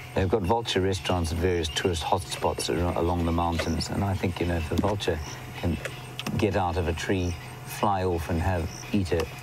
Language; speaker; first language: English; native; English